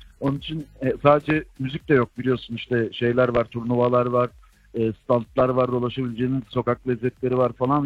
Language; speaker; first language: Turkish; native; Turkish